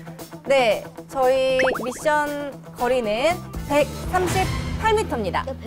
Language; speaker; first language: Korean; native; Korean